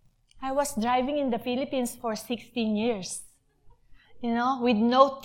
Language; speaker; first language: English; non-native, local second language; Filipino